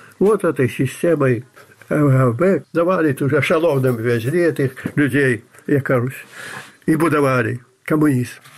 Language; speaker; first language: Russian; non-native, local second language; Belarusian